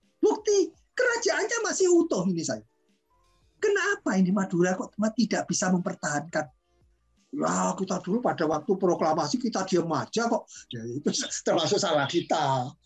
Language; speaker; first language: Indonesian; non-native, local second language; Javanese